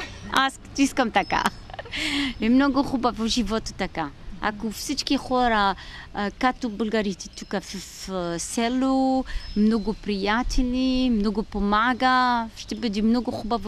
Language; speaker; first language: Bulgarian; non-native, learner; Arabic